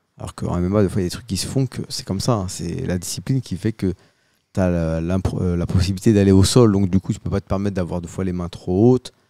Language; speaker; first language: French; native; French